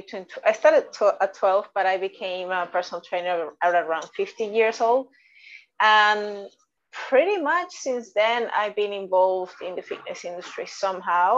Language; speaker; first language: English; non-native, fluent; Spanish